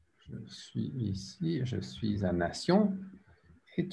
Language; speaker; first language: French; non-native, learner; English